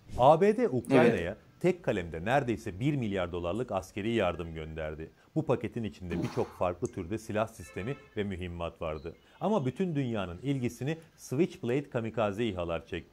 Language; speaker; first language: Turkish; native; Turkish